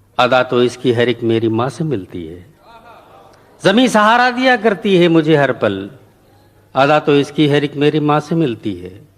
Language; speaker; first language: Urdu; native; Urdu